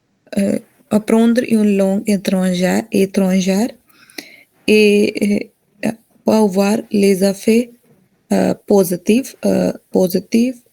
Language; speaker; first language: French; non-native, learner; Hindi